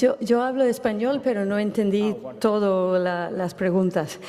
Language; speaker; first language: Spanish; non-native, fluent; English